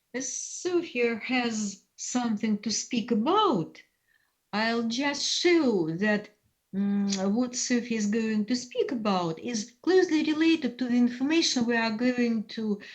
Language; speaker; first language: English; non-native, fluent; Russian